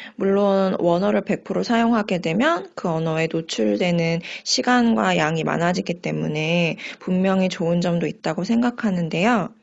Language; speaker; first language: Korean; native; Korean